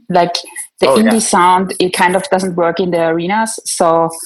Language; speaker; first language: English; non-native, fluent; German